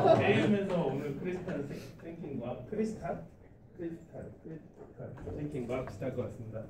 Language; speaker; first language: Korean; native; Korean